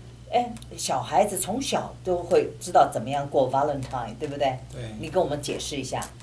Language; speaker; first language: Chinese; native; Chinese